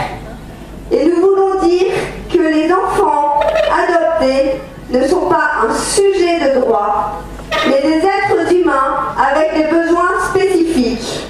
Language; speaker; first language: French; native; French